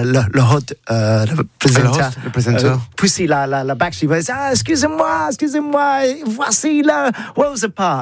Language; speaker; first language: French; non-native, learner; English